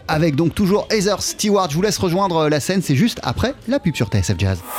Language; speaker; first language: French; native; French